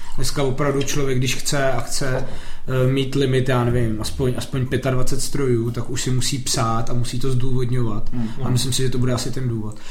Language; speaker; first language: Czech; native; Czech